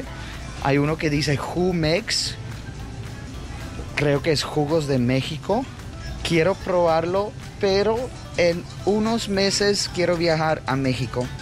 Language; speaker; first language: Spanish; non-native, fluent; Russian